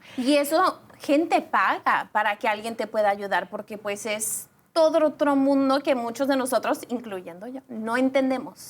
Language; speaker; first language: Spanish; early bilingual, other home language; English